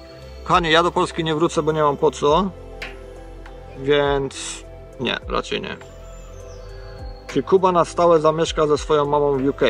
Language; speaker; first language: Polish; native; Polish